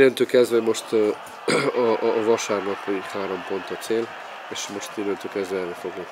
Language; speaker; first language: Hungarian; non-native, fluent; Serbian